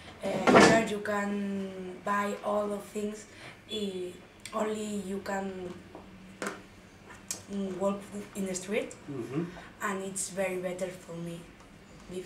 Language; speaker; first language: English; non-native, learner; Spanish